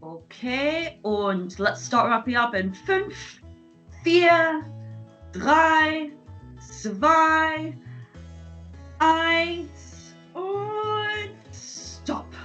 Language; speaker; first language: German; non-native, fluent; English